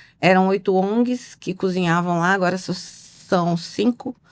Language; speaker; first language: Portuguese; native; Portuguese